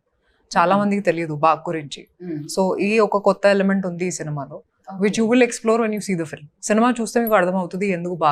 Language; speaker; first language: Telugu; non-native, local second language; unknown